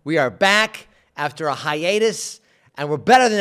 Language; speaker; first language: English; native; English